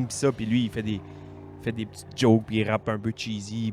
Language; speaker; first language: French; native; French